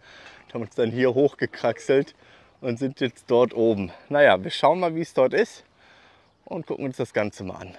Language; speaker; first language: German; native; German